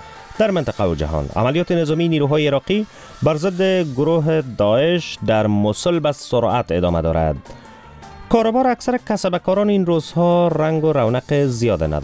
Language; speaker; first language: Persian; native; Persian